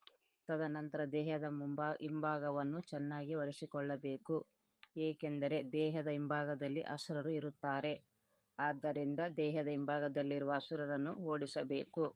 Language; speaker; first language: Kannada; native; Kannada